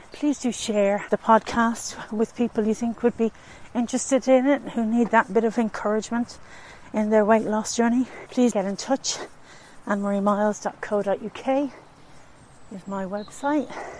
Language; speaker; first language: English; native; English